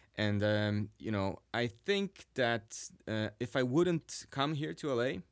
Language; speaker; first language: English; non-native, fluent; Swedish